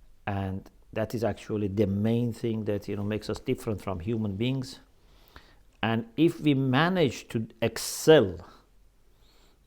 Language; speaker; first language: English; non-native, fluent; Persian